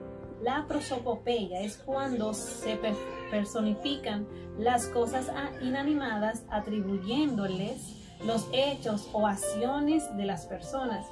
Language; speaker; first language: Spanish; native; Spanish